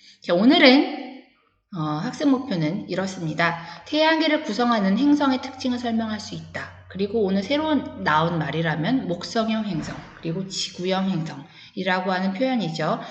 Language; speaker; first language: Korean; native; Korean